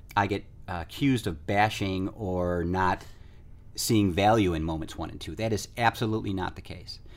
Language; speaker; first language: English; native; English